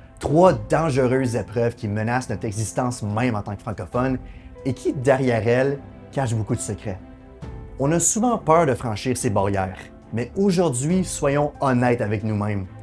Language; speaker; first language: French; native; French